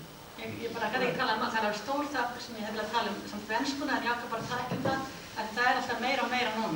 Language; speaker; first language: Icelandic; non-native, fluent; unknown